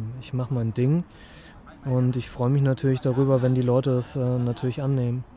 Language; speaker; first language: German; native; German